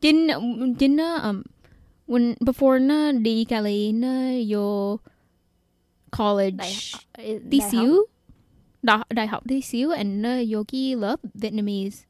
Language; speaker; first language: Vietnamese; early bilingual, heritage; Vietnamese